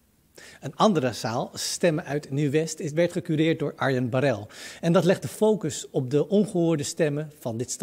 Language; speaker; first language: Dutch; native; Dutch